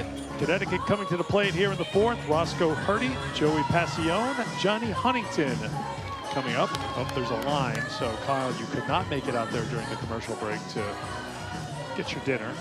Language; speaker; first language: English; native; English